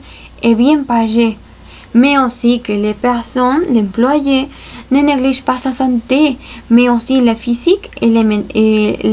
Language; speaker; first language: French; non-native, fluent; Spanish